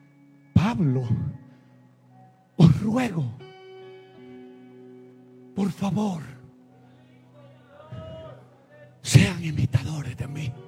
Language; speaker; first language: Spanish; native; Spanish